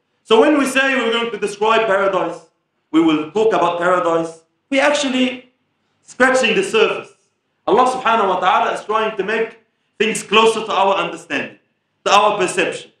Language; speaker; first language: English; early bilingual, other home language; Arabic